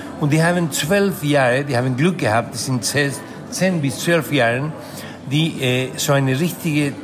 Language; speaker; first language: German; non-native, fluent; Spanish